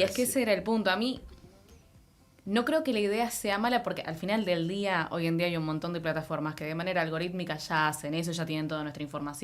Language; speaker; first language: Spanish; native; Spanish